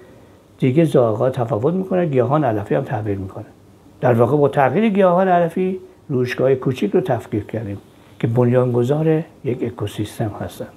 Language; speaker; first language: Persian; native; Persian